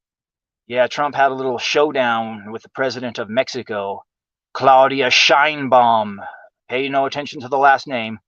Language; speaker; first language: English; native; English